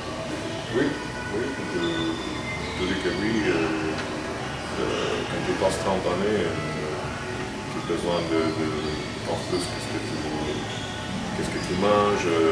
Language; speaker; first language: French; non-native, fluent; Croatian